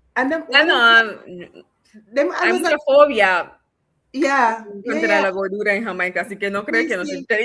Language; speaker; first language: Spanish; non-native, fluent; English